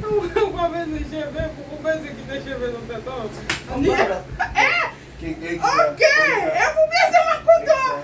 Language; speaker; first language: Portuguese; non-native, learner; Haitian Creole